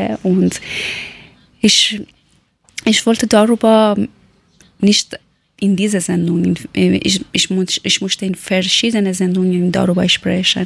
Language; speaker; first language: German; non-native, learner; Persian